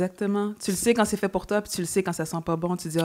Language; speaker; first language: French; native; French